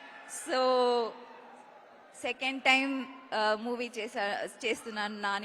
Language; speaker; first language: Telugu; non-native, learner; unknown